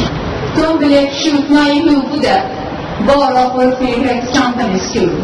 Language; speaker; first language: Swedish; non-native, fluent; Persian